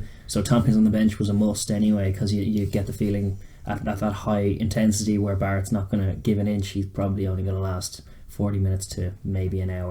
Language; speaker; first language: English; native; English